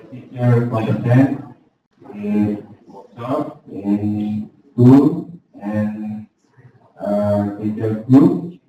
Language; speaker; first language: English; non-native, learner; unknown